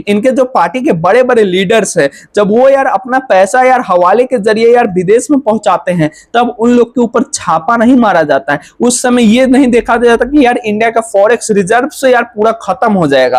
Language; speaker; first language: Hindi; native; Hindi